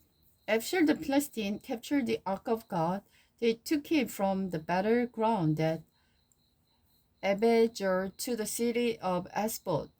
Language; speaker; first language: English; non-native, learner; Korean